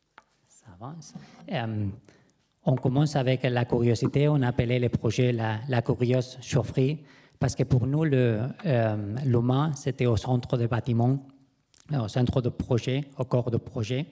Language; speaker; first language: French; non-native, fluent; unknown